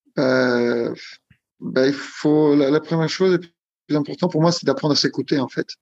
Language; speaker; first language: French; non-native, fluent; Italian